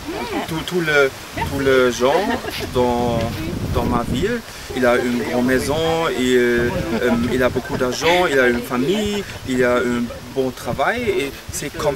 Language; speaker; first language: French; non-native, learner; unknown